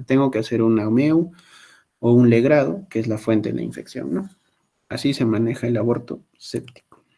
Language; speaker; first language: Spanish; native; Spanish